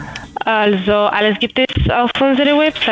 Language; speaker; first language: German; non-native, learner; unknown